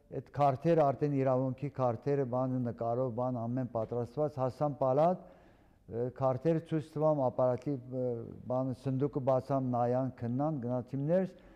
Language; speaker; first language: Armenian; early bilingual, heritage; Armenian